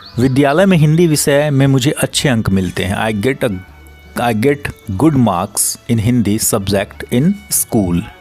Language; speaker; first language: Hindi; native; Hindi